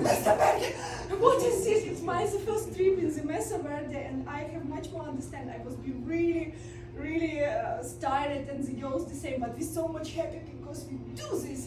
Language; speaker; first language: English; non-native, learner; Russian